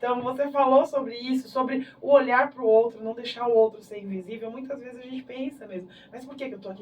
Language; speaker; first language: Portuguese; native; Portuguese